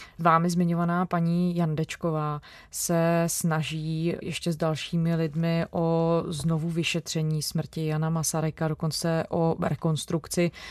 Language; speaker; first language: Czech; native; Czech